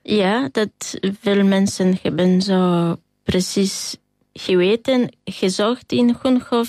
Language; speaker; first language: Dutch; non-native, fluent; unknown